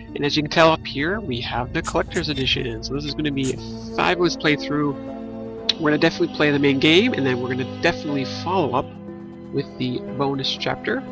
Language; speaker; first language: English; native; English